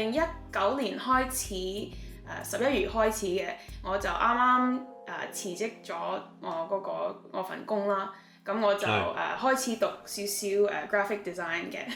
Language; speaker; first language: Cantonese; early bilingual, heritage; Cantonese